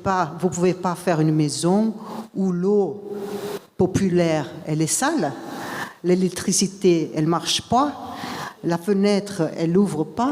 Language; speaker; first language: French; non-native, fluent; Portuguese